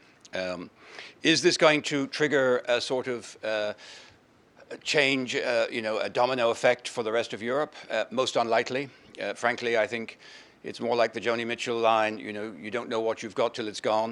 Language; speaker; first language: English; native; English